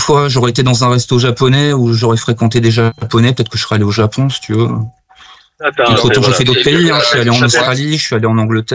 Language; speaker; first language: French; native; French